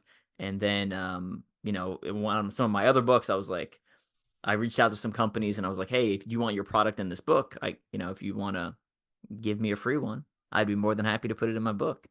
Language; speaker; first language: English; native; English